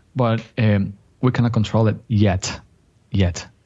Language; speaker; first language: English; non-native, fluent; Spanish